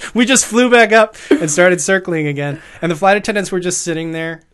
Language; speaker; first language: English; native; English